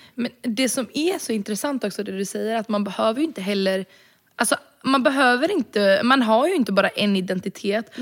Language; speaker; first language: Swedish; early bilingual, other home language; Romany